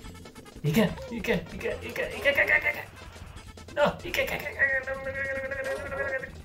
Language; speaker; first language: Japanese; non-native, learner; English